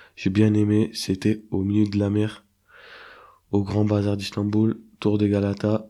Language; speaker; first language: French; early bilingual, other home language; Turkish